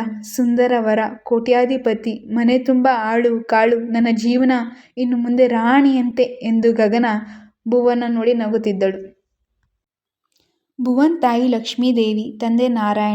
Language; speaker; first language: Kannada; native; Kannada